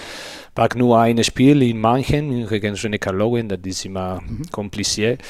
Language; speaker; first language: German; non-native, learner; Spanish